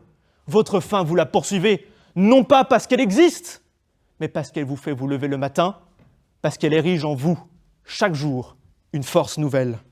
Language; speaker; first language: French; native; French